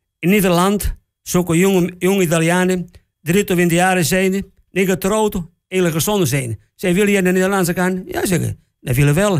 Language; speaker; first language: Dutch; non-native, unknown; Italian